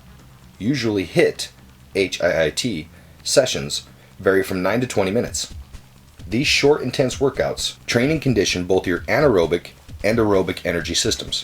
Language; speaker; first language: English; native; English